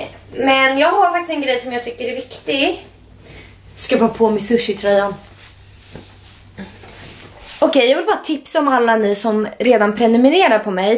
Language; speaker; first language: Swedish; native; Swedish